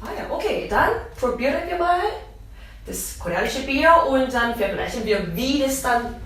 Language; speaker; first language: German; non-native, fluent; Korean